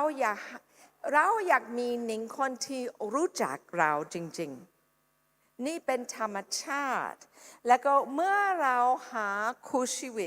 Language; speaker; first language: Thai; non-native, fluent; English